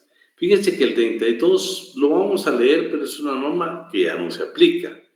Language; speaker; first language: Spanish; native; Spanish